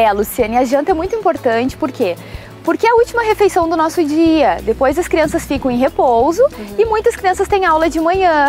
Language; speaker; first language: Portuguese; native; Portuguese